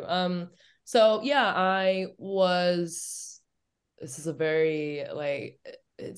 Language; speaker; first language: English; native; English